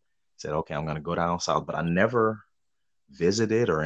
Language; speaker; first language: English; native; English